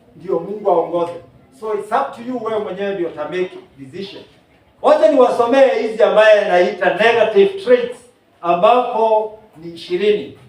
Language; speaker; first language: Swahili; non-native, local second language; Kikuyu